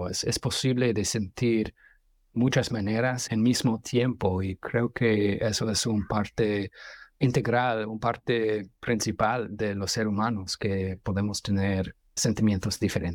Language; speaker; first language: Spanish; non-native, fluent; English